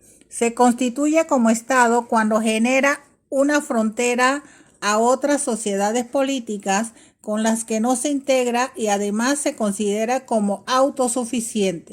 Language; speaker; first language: Spanish; native; Spanish